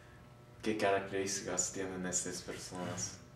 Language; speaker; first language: Spanish; non-native, learner; English